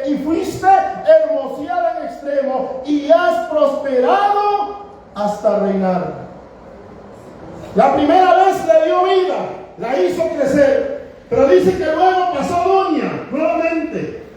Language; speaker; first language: Spanish; native; Spanish